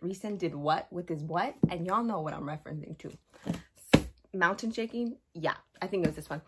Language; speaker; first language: English; native; English